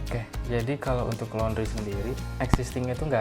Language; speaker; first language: Indonesian; native; Indonesian